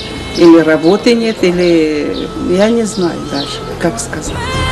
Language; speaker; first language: Russian; non-native, local second language; Armenian